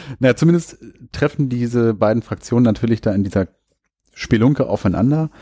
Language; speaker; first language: German; native; German